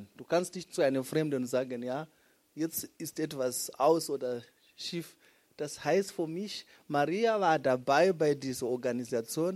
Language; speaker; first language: German; non-native, fluent; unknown